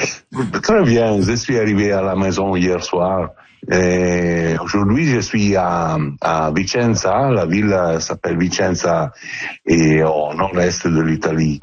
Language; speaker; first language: French; non-native, learner; Italian